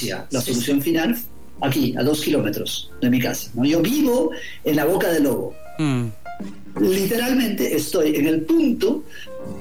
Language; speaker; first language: Spanish; native; Spanish